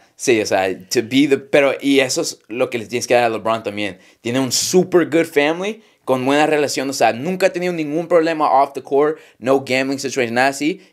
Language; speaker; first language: Spanish; early bilingual, heritage; Spanish